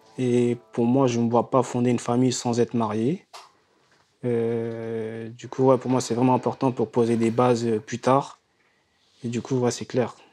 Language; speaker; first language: French; non-native, learner; Chinese